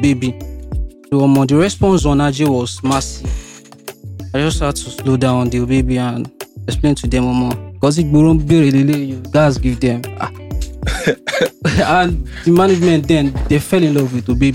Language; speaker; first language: English; non-native, local second language; Yoruba